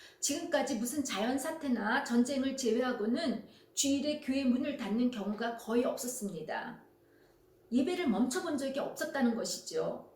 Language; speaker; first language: Korean; native; Korean